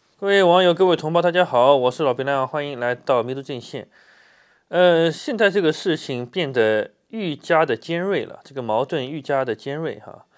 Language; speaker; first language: Chinese; native; Chinese